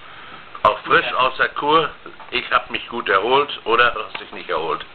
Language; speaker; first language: German; native; German